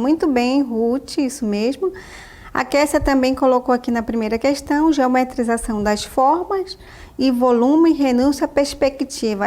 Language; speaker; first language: Portuguese; native; Portuguese